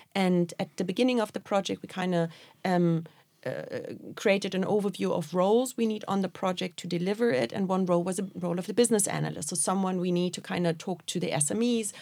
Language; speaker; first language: English; non-native, fluent; German